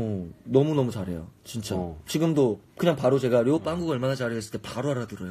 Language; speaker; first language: Korean; native; Korean